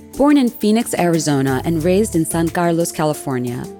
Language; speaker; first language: English; non-native, local second language; Bangla